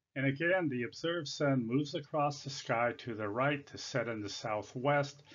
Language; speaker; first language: English; native; English